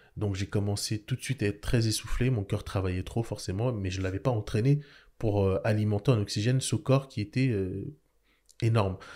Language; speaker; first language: French; early bilingual, other home language; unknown